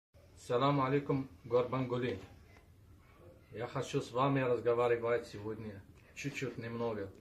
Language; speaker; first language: Russian; non-native, learner; Arabic